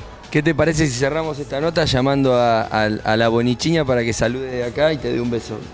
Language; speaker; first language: Spanish; native; Spanish